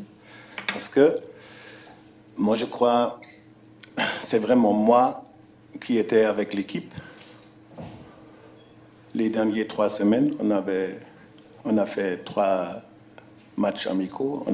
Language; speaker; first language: French; non-native, fluent; German